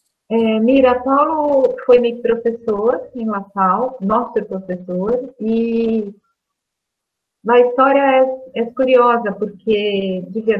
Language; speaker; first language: Spanish; non-native, learner; Portuguese